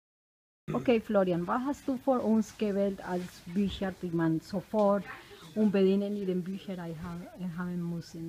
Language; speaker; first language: German; non-native, fluent; Spanish